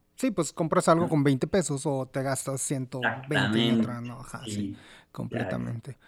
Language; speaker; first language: Spanish; native; Spanish